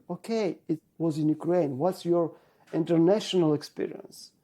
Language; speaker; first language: English; non-native, learner; Ukrainian